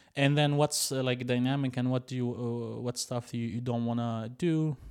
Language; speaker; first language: English; non-native, fluent; Arabic